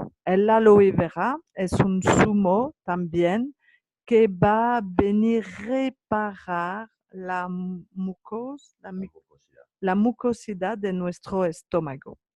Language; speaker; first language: Spanish; non-native, learner; French